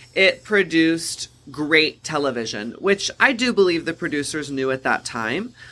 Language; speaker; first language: English; native; English